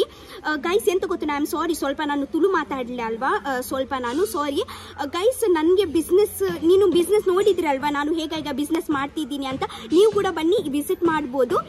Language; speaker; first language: Kannada; non-native, local second language; Tulu